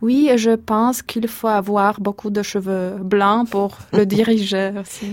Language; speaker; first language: French; non-native, fluent; Polish